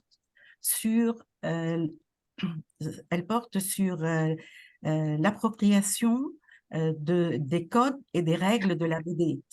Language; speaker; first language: French; non-native, local second language; Arabic